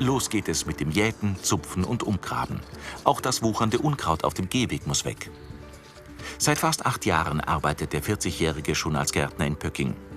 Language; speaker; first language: German; native; German